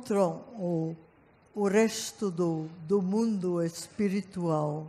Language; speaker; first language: Portuguese; non-native, fluent; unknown